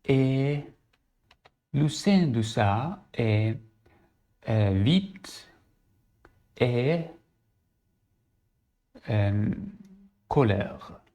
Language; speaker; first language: French; non-native, learner; Arabic